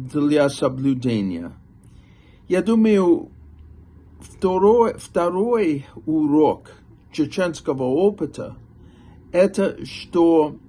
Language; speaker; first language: Russian; non-native, fluent; English